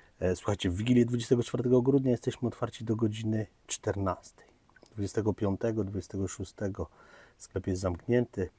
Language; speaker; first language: Polish; native; Polish